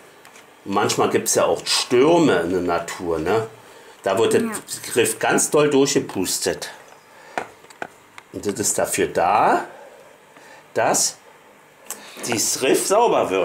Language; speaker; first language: German; native; German